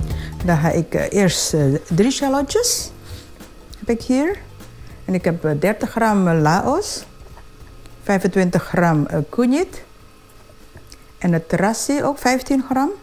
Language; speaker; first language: Dutch; non-native, fluent; Indonesian